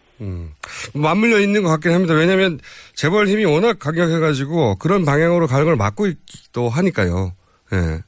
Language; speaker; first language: Korean; native; Korean